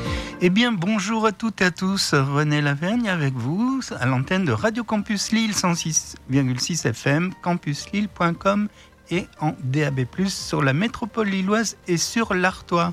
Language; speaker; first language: French; native; French